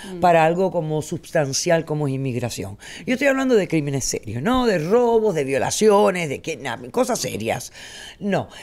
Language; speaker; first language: Spanish; early bilingual, heritage; Spanish